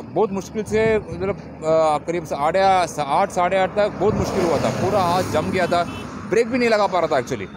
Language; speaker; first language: Hindi; non-native, local second language; Tamil